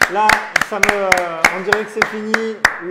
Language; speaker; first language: French; native; French